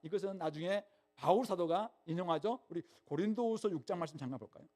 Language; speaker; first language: Korean; native; Korean